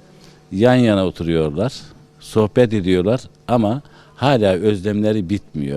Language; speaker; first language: Turkish; native; Turkish